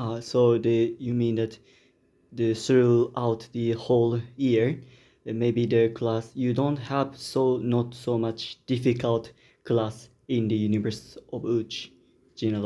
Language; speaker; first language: English; non-native, learner; Japanese